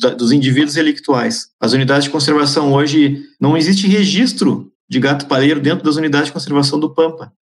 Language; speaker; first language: Portuguese; native; Portuguese